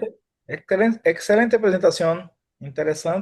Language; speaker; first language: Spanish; non-native, fluent; Portuguese